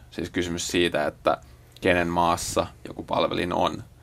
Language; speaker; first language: Finnish; native; Finnish